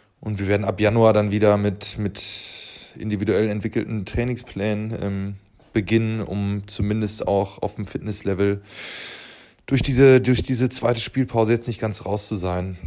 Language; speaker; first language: German; native; German